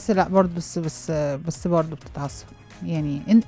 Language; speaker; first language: Arabic; native; Arabic